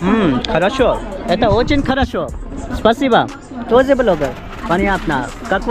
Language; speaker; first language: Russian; non-native, learner; Hindi